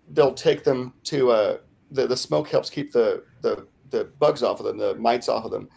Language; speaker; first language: English; native; English